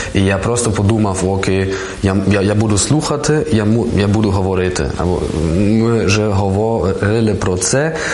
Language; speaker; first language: Ukrainian; non-native, learner; German